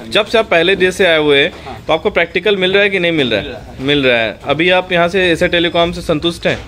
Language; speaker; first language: Hindi; native; Hindi